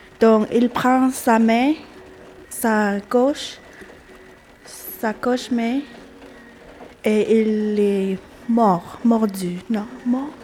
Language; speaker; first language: French; non-native, local second language; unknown